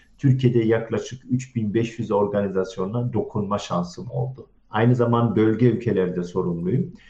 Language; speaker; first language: Turkish; early bilingual, heritage; Turkish